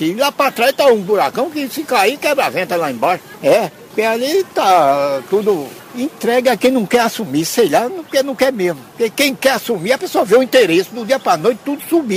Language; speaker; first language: Portuguese; native; Portuguese